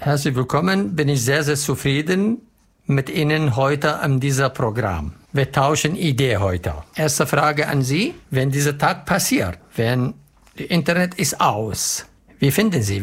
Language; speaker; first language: German; non-native, learner; Arabic